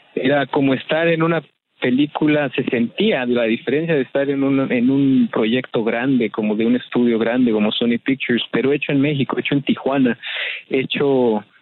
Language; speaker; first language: Spanish; native; Spanish